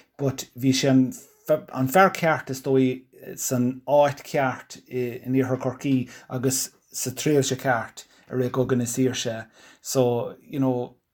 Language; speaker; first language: Irish; non-native, local second language; English